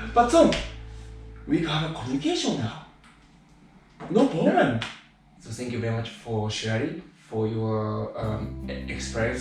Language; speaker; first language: English; non-native, learner; Japanese